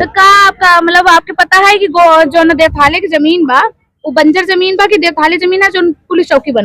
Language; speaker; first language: Hindi; native; Hindi